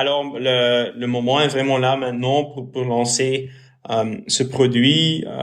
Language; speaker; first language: French; non-native, local second language; Dutch